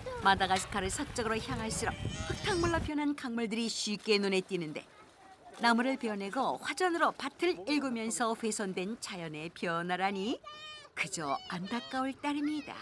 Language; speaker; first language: Korean; native; Korean